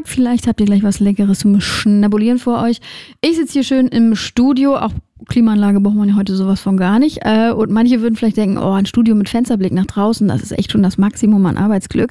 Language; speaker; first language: German; native; German